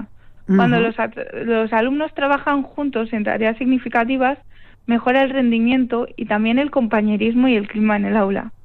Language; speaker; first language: Spanish; native; Spanish